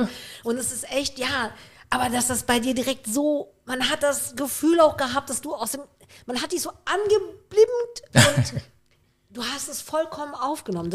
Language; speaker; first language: German; native; German